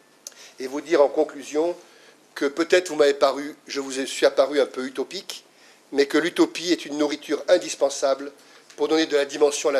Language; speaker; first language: French; native; French